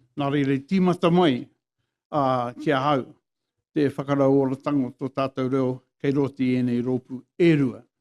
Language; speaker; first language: Māori; non-native, local second language; English